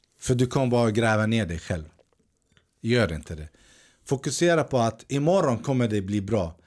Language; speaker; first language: Swedish; early bilingual, other home language; Arabic